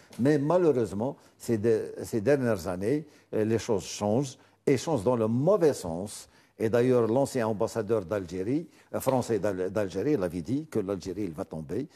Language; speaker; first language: French; non-native, local second language; Arabic